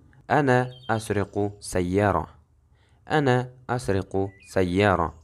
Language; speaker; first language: Arabic; non-native, fluent; Kazakh